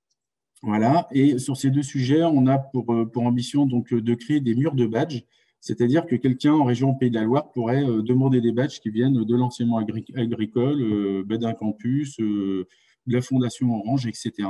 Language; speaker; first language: French; native; French